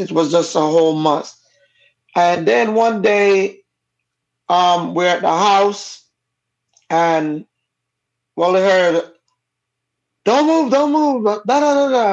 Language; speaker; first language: English; non-native, local second language; Jamaican Creole English